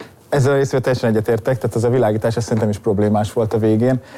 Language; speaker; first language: Hungarian; native; Hungarian